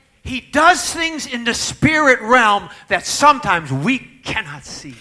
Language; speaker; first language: English; native; English